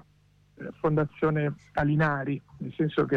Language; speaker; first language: Italian; native; Italian